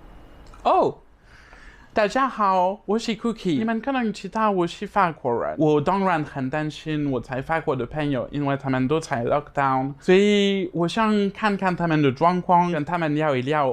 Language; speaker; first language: Chinese; non-native, fluent; French